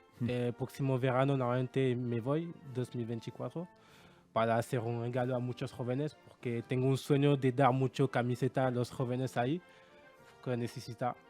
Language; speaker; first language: Spanish; non-native, learner; French